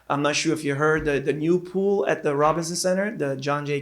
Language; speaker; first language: English; native; English